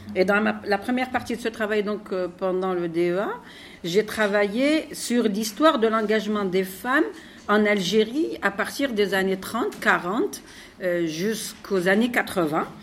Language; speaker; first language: French; non-native, local second language; Arabic